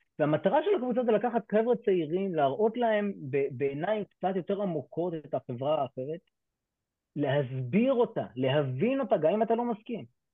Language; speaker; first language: Hebrew; native; Hebrew